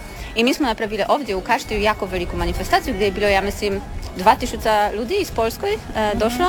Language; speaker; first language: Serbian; non-native, learner; Polish